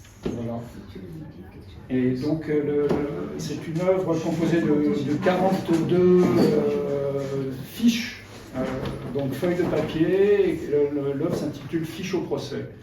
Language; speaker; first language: French; native; French